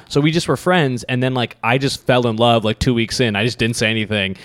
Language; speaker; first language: English; early bilingual, other home language; Hindi